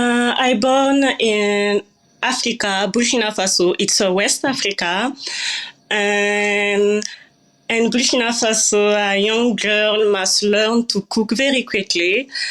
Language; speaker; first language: English; non-native, learner; French